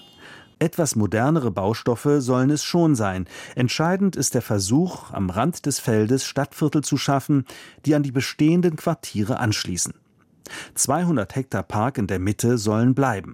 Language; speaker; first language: German; native; German